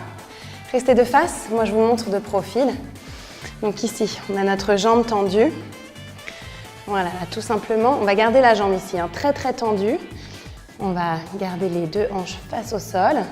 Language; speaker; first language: French; native; French